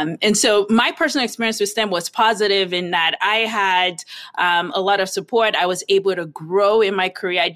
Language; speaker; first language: English; non-native, local second language; Yoruba